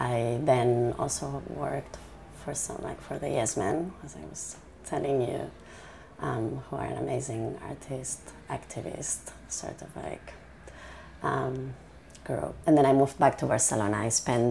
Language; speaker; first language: English; non-native, fluent; Spanish